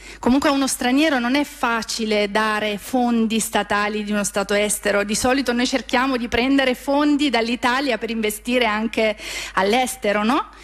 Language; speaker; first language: Italian; native; Italian